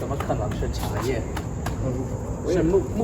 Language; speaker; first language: Chinese; non-native, fluent; English